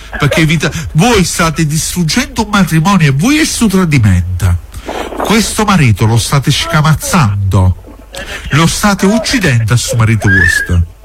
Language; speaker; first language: Italian; native; Italian